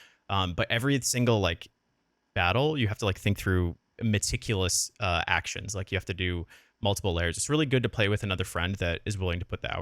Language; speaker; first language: English; native; English